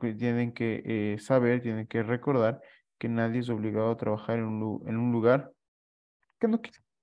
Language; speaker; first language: Spanish; native; Spanish